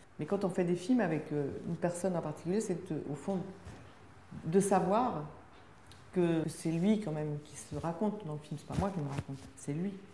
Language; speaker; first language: French; native; French